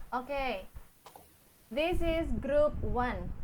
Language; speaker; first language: English; non-native, fluent; Indonesian